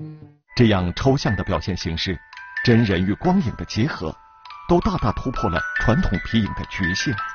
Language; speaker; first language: Chinese; native; Chinese